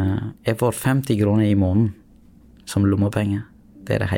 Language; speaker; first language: Norwegian; non-native, fluent; Tamil